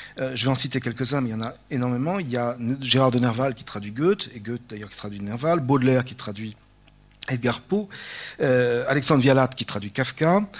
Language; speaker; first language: French; native; French